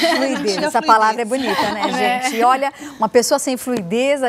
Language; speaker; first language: Portuguese; native; Portuguese